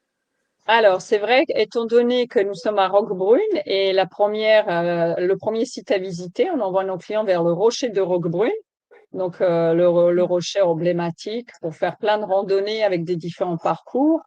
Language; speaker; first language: French; native; French